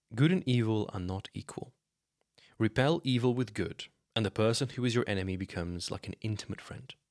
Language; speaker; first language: English; non-native, fluent; Slovenian